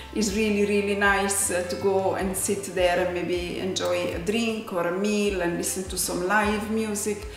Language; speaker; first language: English; non-native, fluent; Italian